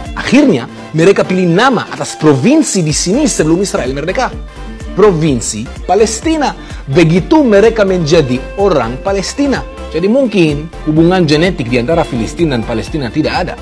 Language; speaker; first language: Indonesian; non-native, fluent; Hebrew